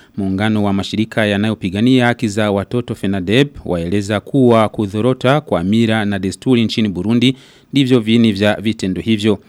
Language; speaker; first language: Swahili; non-native, local second language; Rundi